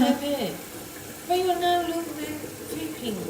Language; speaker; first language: English; non-native, learner; Chinese